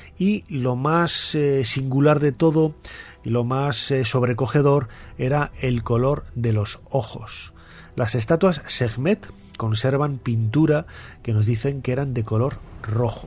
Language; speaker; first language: Spanish; native; Spanish